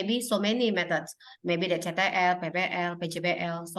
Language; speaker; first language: English; non-native, learner; Indonesian